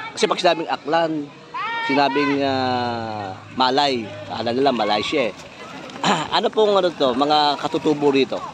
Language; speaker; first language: Filipino; native; Filipino